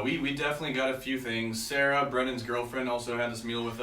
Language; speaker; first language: English; native; English